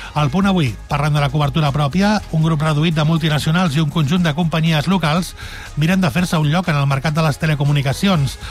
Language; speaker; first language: Catalan; native; Catalan